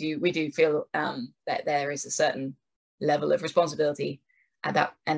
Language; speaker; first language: English; native; English